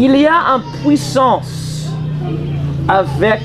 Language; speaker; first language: French; non-native, learner; English